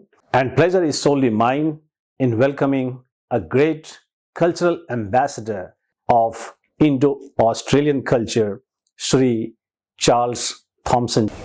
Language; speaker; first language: Hindi; native; Hindi